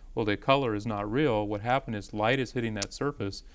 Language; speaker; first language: English; native; English